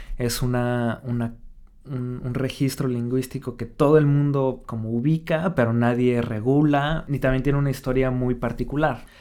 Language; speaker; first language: Spanish; native; Spanish